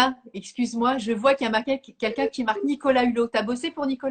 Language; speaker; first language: French; native; French